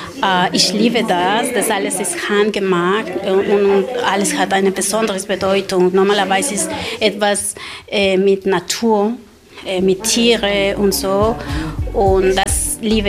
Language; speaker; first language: German; non-native, learner; Spanish